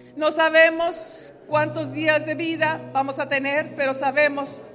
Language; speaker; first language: Spanish; native; Spanish